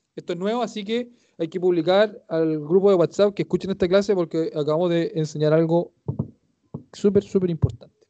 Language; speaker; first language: Spanish; native; Spanish